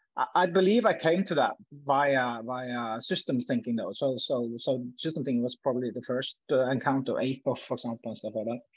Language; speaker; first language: English; non-native, fluent; Norwegian